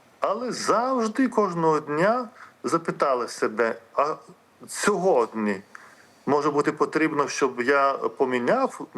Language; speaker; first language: Ukrainian; non-native, fluent; Lithuanian